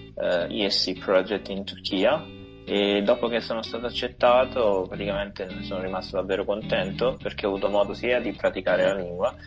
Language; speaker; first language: Italian; native; Italian